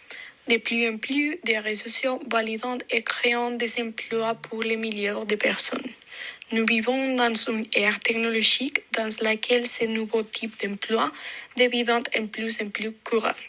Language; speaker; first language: French; non-native, fluent; Spanish